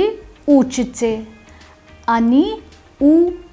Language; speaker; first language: Russian; non-native, fluent; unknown